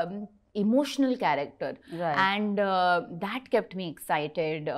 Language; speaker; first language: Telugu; non-native, learner; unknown